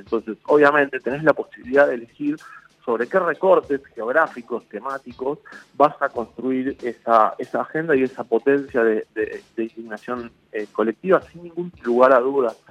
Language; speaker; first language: Spanish; native; Spanish